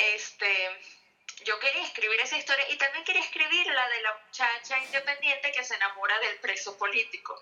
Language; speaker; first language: Spanish; native; Spanish